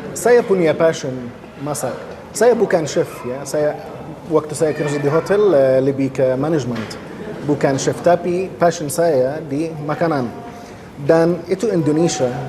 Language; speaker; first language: Indonesian; non-native, fluent; Arabic